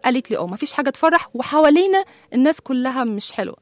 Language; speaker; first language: Arabic; native; Arabic